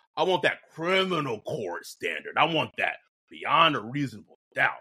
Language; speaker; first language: English; native; English